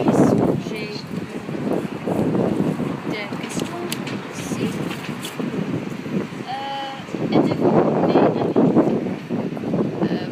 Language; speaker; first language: French; non-native, learner; Dutch